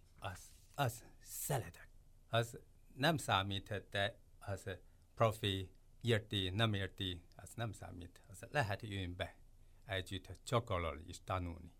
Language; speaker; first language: Hungarian; non-native, learner; Chinese